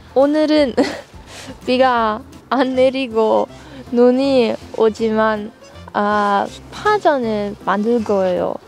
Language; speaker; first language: Korean; non-native, learner; German